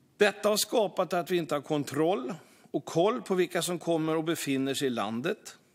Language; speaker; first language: Swedish; native; Swedish